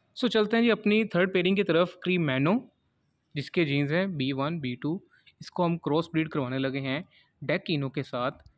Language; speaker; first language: Urdu; non-native, local second language; Punjabi